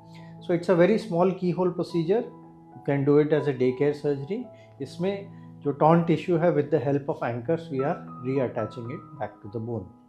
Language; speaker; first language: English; non-native, local second language; Hindi